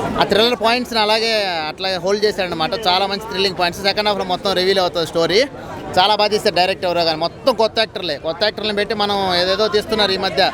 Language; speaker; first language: Telugu; native; Telugu